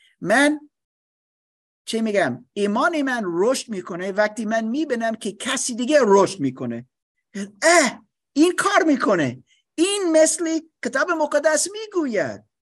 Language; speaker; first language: Persian; non-native, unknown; English